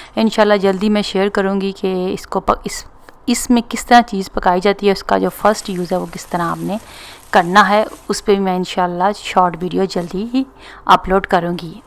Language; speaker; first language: Urdu; non-native, local second language; Punjabi